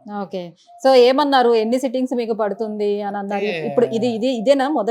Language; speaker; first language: Telugu; native; Telugu